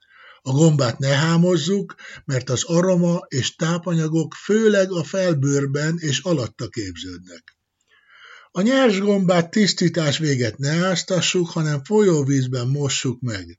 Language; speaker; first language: Hungarian; native; Hungarian